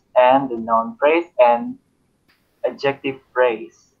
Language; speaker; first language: English; non-native, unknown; Indonesian